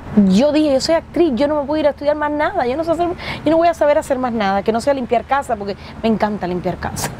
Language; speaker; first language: Spanish; native; Spanish